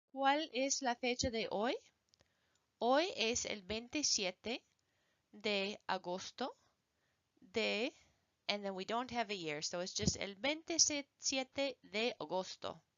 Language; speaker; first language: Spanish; non-native, fluent; English